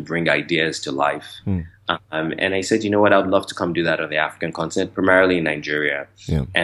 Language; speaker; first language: English; non-native, local second language; Yoruba